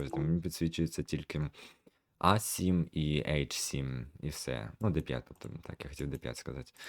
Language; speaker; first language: Ukrainian; native; Ukrainian